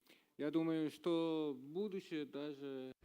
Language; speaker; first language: Russian; non-native, learner; Persian